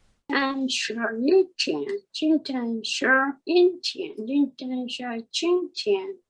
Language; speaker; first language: Chinese; non-native, learner; English